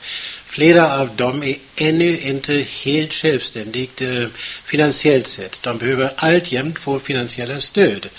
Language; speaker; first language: Swedish; non-native, fluent; German